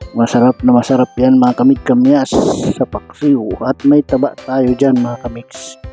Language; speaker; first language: Filipino; non-native, local second language; Bikol